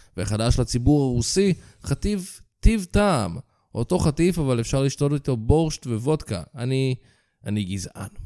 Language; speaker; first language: Hebrew; native; Hebrew